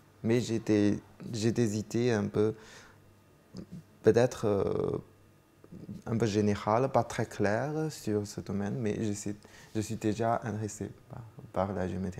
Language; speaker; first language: French; non-native, fluent; Chinese